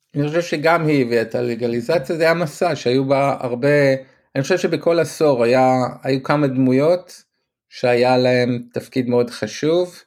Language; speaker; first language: Hebrew; native; Hebrew